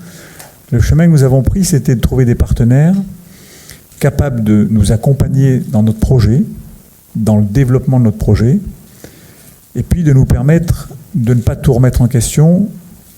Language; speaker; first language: French; native; French